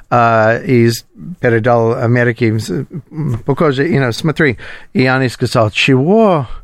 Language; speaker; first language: Russian; non-native, learner; English